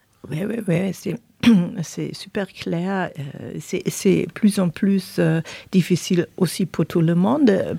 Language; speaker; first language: French; non-native, fluent; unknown